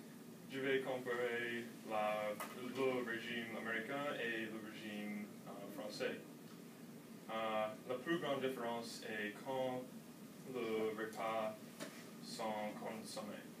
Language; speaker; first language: French; non-native, learner; English